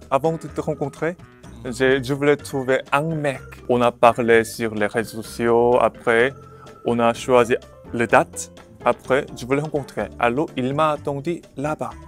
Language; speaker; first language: French; non-native, learner; Korean